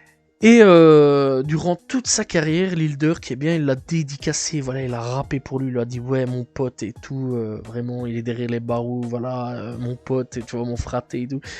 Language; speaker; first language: French; native; French